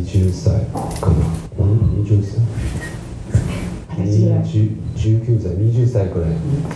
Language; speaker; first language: Japanese; non-native, learner; Chinese